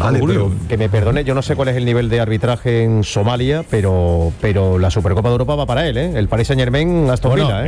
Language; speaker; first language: Spanish; native; Spanish